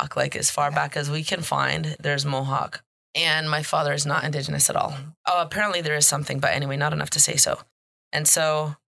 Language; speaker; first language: English; native; English